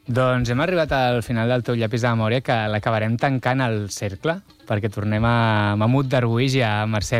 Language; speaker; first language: Catalan; native; Catalan